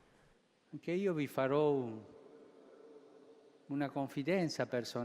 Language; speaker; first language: Italian; non-native, fluent; Spanish